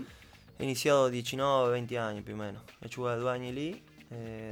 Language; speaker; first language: Italian; non-native, learner; Spanish